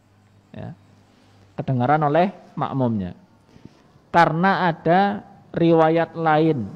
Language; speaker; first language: Indonesian; non-native, local second language; Javanese